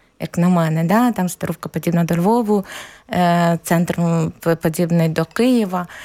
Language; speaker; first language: Ukrainian; native; Ukrainian